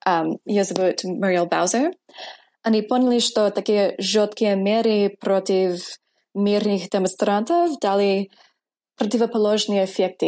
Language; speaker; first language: Russian; non-native, fluent; English